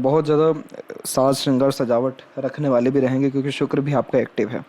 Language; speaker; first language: Hindi; native; Hindi